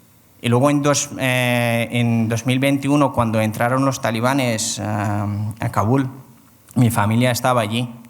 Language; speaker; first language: Spanish; non-native, fluent; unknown